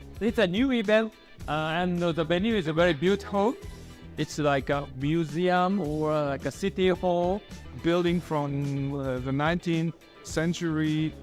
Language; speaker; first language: English; non-native, fluent; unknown